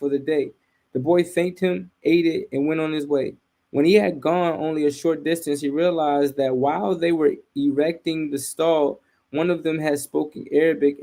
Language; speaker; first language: English; native; English